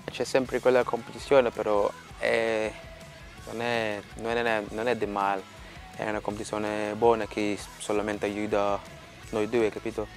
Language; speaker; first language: Italian; non-native, fluent; Portuguese